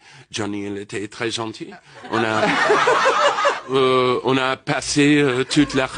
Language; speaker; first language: French; non-native, fluent; English